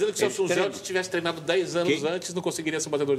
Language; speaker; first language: Portuguese; native; Portuguese